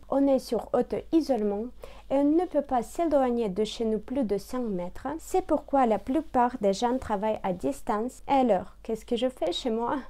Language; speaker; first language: French; non-native, learner; Russian